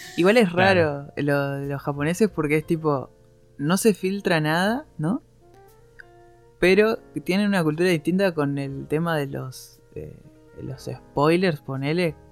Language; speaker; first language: Spanish; native; Spanish